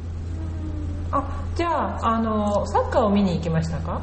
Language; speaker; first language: Japanese; native; Japanese